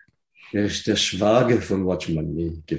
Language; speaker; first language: German; non-native, fluent; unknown